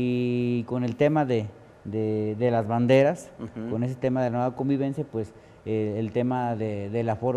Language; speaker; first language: Spanish; native; Spanish